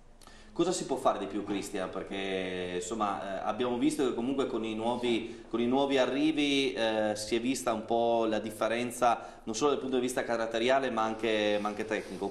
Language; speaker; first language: Italian; native; Italian